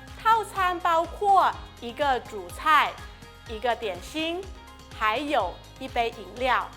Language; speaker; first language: Chinese; non-native, fluent; Thai